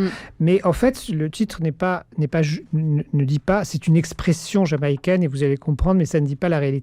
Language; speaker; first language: French; native; French